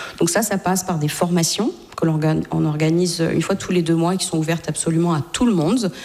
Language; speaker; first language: French; native; French